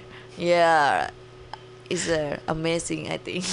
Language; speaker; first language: English; non-native, learner; Thai